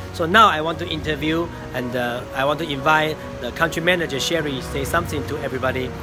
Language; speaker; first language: English; non-native, learner; Chinese